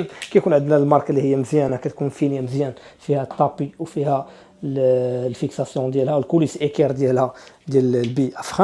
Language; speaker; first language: Arabic; native; Arabic